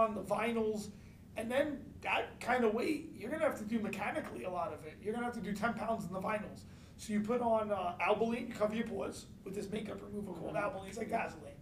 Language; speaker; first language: English; native; English